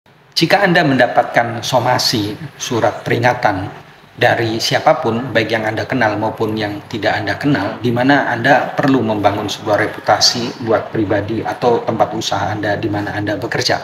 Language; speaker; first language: Indonesian; native; Indonesian